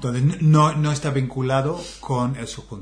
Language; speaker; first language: Spanish; non-native, fluent; English